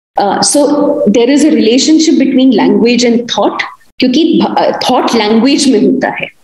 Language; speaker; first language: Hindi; non-native, local second language; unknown